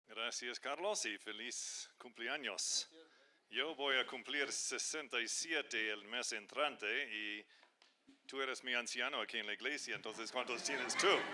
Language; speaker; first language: Spanish; non-native, fluent; English